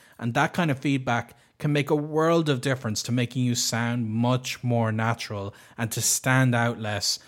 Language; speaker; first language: English; native; English